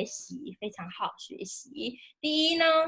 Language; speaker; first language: Chinese; non-native, fluent; Indonesian